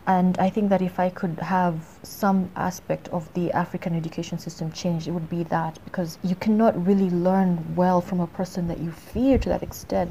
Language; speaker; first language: English; non-native, local second language; Ganda